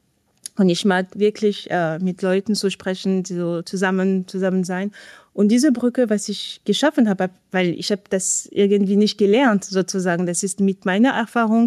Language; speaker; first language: German; non-native, fluent; French